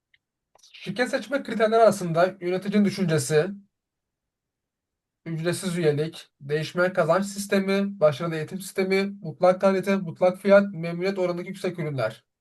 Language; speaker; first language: Turkish; native; Turkish